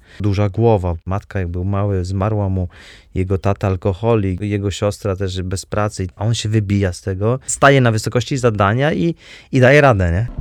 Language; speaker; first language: Polish; native; Polish